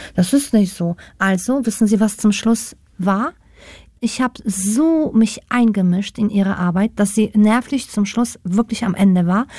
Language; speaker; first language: German; non-native, fluent; Polish